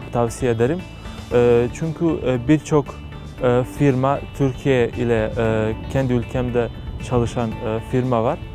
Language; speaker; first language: Turkish; non-native, fluent; Serbian